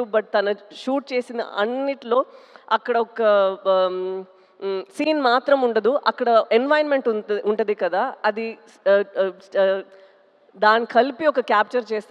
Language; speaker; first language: Telugu; non-native, local second language; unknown